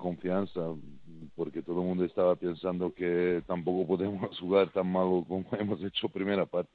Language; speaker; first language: Spanish; non-native, fluent; Serbian